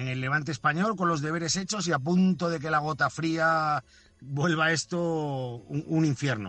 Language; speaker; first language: Spanish; native; Spanish